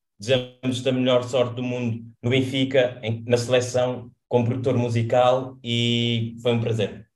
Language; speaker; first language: Portuguese; early bilingual, other home language; Kabuverdianu